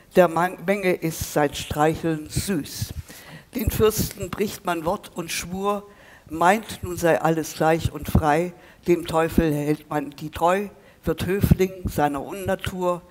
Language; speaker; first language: German; native; German